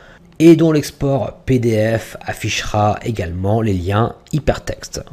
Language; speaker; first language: French; native; French